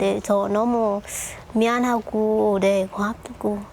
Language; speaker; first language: Korean; non-native, local second language; Lao